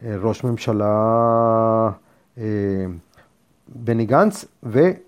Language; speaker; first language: Hebrew; non-native, fluent; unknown